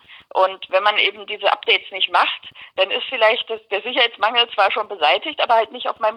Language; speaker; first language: German; native; German